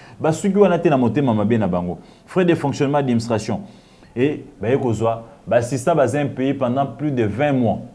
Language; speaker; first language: French; non-native, local second language; Lingala